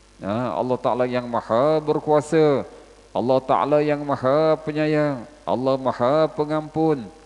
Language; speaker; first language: Malay; native; Malay